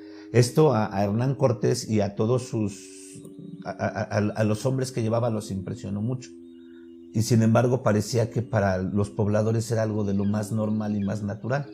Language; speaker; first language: Spanish; native; Spanish